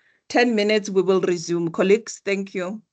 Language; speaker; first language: English; non-native, local second language; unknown